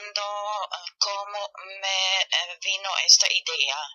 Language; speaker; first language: Spanish; non-native, fluent; German